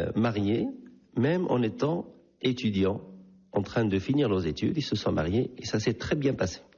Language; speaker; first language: French; non-native, local second language; Arabic